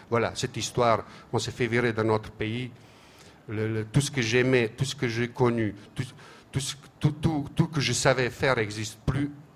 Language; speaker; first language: French; non-native, fluent; Serbian